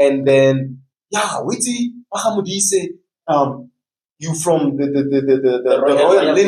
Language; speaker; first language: English; non-native, local second language; Tswana